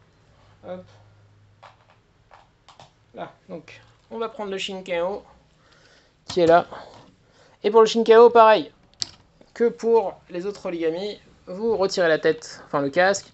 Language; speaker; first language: French; native; French